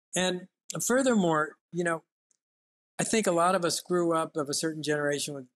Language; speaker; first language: English; native; English